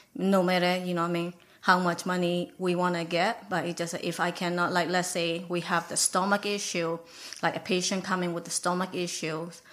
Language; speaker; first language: English; non-native, fluent; Burmese